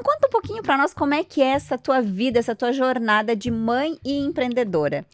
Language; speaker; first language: Portuguese; native; Portuguese